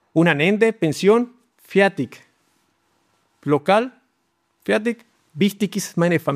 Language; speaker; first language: German; non-native, learner; Spanish